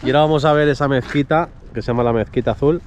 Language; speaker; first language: Spanish; native; Spanish